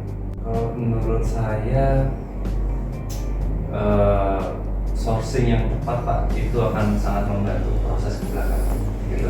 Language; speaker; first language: Indonesian; native; Indonesian